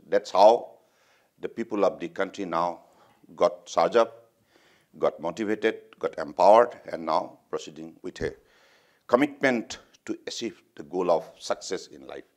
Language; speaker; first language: English; non-native, local second language; Assamese